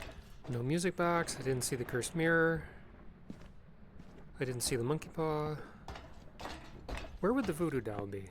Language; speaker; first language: English; native; English